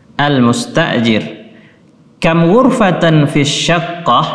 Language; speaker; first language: Arabic; non-native, fluent; Indonesian